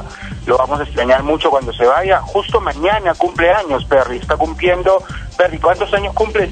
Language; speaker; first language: Spanish; non-native, learner; English